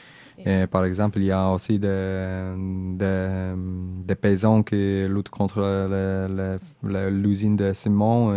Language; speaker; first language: French; non-native, learner; Indonesian